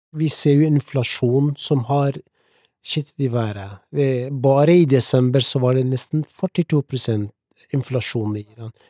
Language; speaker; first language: Norwegian; early bilingual, other home language; Persian